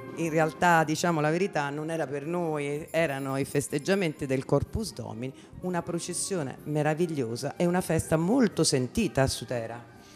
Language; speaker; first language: Italian; native; Italian